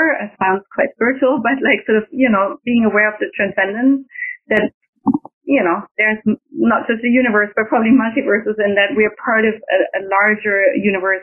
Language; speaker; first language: English; non-native, fluent; German